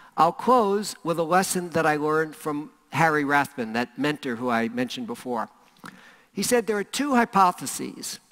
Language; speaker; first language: English; native; English